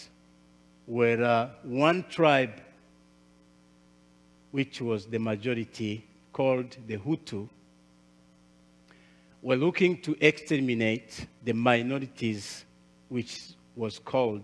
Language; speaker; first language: English; non-native, local second language; Kinyarwanda